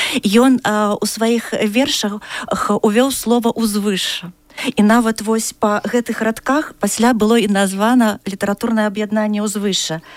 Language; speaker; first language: Belarusian; native; Belarusian